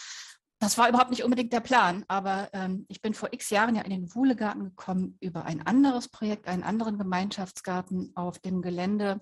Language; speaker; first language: German; native; German